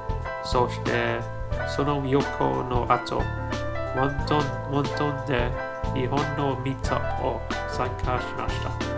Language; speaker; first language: Japanese; non-native, learner; English